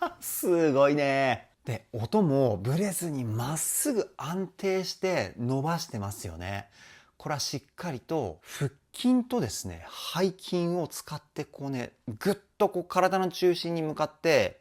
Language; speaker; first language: Japanese; native; Japanese